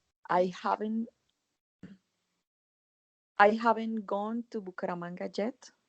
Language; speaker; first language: English; non-native, learner; Spanish